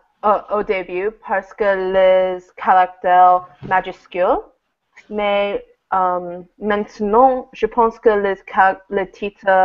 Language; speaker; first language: French; non-native, learner; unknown